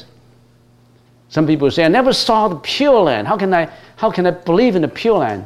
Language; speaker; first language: English; non-native, local second language; Cantonese